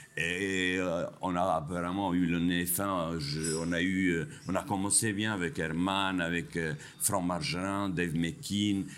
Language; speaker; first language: French; non-native, fluent; Albanian